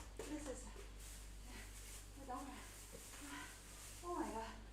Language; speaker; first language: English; non-native, learner; Chinese